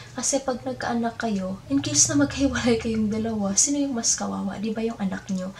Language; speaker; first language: Filipino; native; Filipino